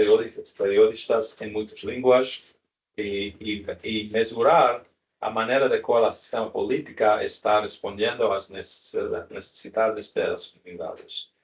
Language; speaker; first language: Spanish; non-native, learner; English